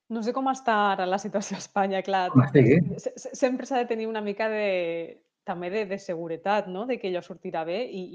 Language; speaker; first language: Catalan; native; Catalan